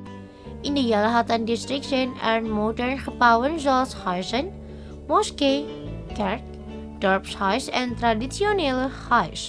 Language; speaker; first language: Dutch; non-native, learner; Indonesian